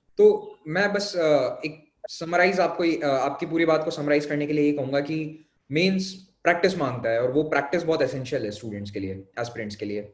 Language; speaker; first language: Hindi; native; Hindi